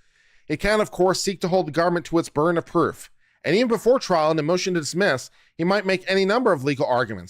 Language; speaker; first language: English; native; English